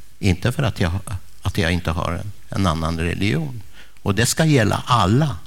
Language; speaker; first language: Swedish; early bilingual, other home language; Polish